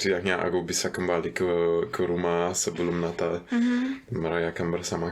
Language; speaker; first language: Indonesian; non-native, fluent; German